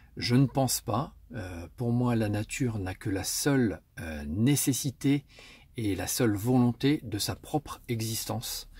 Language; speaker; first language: French; native; French